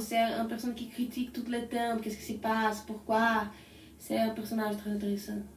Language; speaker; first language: French; non-native, learner; Portuguese